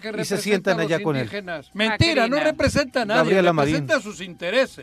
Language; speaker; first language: Spanish; native; Spanish